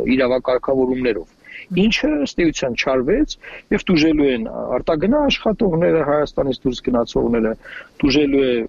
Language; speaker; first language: Armenian; native; Armenian